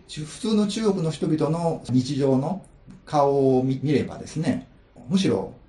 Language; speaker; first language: Japanese; native; Japanese